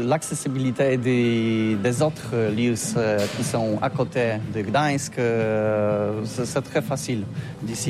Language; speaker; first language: French; non-native, learner; Polish